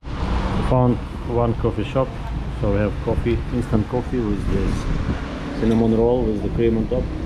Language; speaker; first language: English; non-native, fluent; Russian